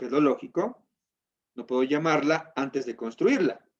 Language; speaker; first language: Spanish; native; Spanish